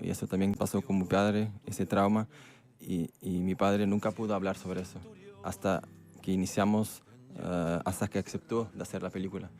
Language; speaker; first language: Spanish; non-native, fluent; Dutch